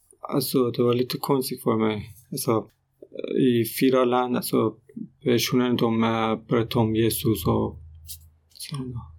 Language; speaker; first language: Swedish; non-native, learner; Persian